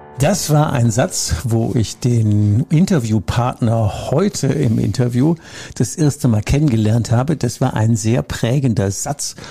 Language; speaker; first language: German; native; German